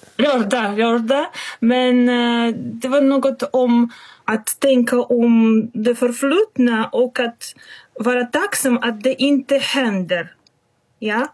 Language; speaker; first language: Swedish; non-native, fluent; Russian